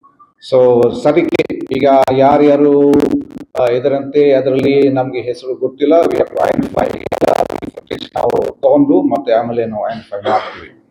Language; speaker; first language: Kannada; non-native, fluent; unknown